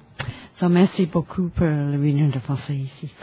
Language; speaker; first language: French; non-native, learner; English